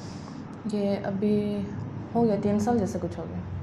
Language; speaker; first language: Hindi; non-native, local second language; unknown